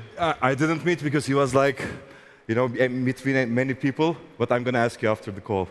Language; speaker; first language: English; non-native, fluent; Turkish